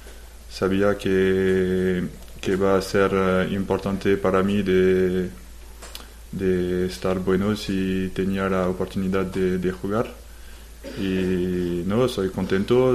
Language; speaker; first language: Spanish; non-native, learner; French